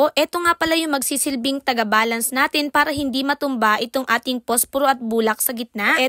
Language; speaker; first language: Filipino; native; Filipino